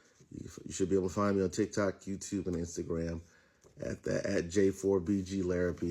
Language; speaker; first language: English; native; English